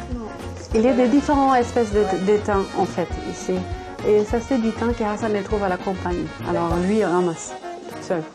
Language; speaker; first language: French; non-native, fluent; German